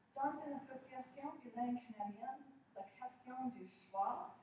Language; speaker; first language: French; non-native, local second language; English